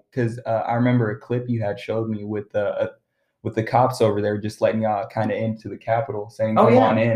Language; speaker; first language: English; early bilingual, other home language; Arabic